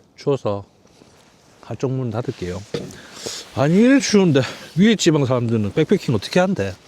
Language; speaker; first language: Korean; native; Korean